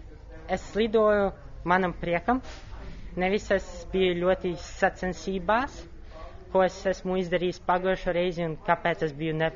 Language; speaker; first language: Latvian; non-native, local second language; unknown